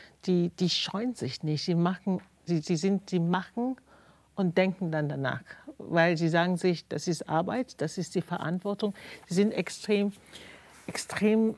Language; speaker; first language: German; non-native, fluent; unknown